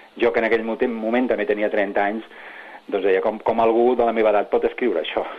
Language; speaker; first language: Catalan; non-native, local second language; Spanish